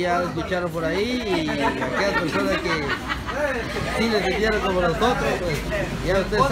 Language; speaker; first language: Spanish; native; Spanish